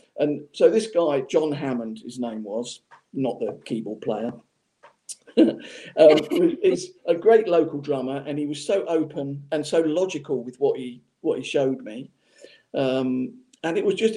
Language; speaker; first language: English; native; English